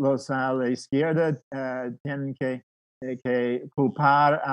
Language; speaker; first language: Spanish; non-native, fluent; English